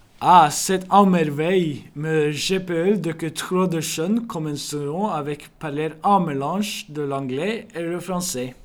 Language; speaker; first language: French; non-native, learner; Norwegian